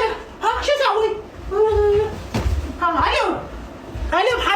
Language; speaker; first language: Arabic; native; Arabic